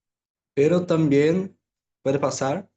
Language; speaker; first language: Spanish; non-native, learner; Portuguese